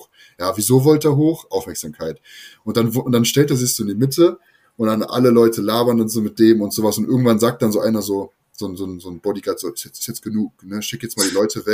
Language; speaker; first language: German; native; German